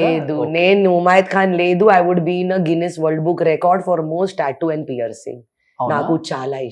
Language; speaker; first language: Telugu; non-native, learner; Hindi